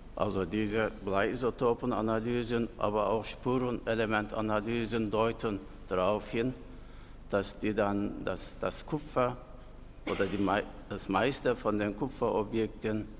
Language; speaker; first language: German; non-native, fluent; Turkish